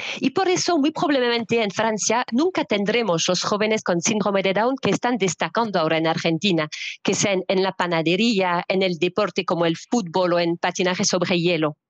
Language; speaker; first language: Spanish; non-native, fluent; French